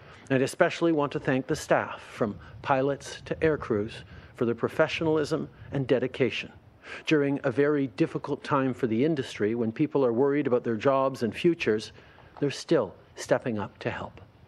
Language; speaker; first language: English; early bilingual, other home language; French